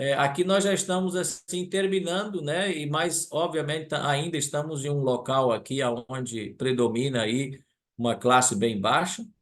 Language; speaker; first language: Portuguese; non-native, local second language; German